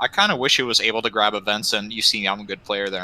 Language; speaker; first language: English; native; English